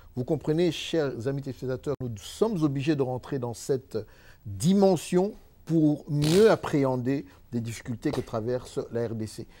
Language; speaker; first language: French; non-native, local second language; Lingala